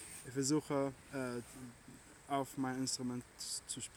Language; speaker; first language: German; non-native, learner; Arabic